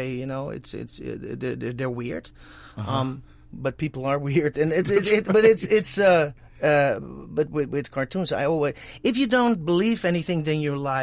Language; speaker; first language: English; non-native, fluent; Dutch